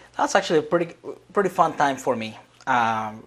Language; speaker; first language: English; non-native, fluent; Spanish